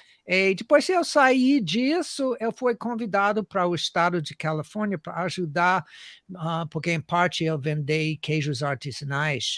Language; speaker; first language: Portuguese; non-native, fluent; English